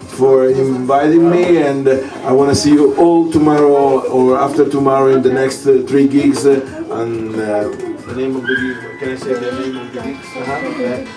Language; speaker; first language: English; non-native, fluent; Italian